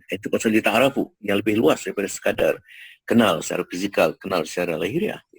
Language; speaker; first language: Malay; native; Malay